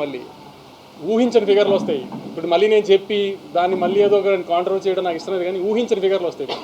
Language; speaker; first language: Telugu; native; Telugu